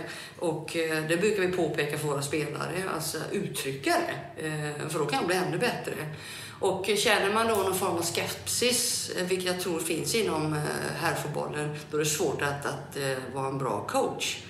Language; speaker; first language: Swedish; native; Swedish